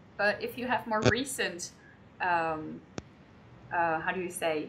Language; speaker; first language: English; non-native, fluent; Dutch